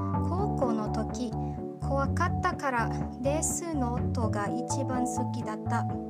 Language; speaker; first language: Japanese; non-native, learner; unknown